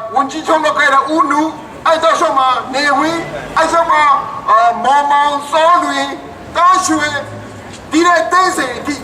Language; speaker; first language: Burmese; non-native, local second language; Kachin